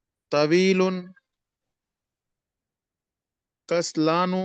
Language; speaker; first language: Arabic; non-native, learner; Urdu